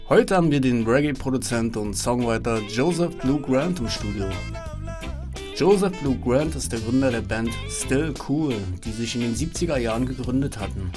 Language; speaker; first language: German; native; German